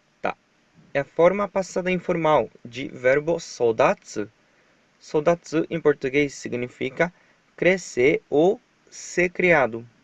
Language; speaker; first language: Portuguese; non-native, fluent; Japanese